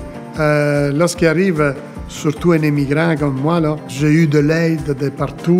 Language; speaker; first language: French; non-native, fluent; Italian